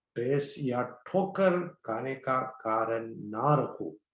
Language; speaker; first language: Hindi; non-native, local second language; Malayalam